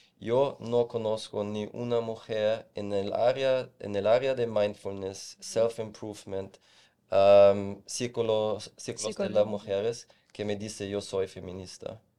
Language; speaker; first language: Spanish; non-native, fluent; German